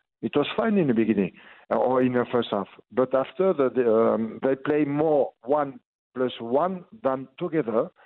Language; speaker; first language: English; non-native, learner; French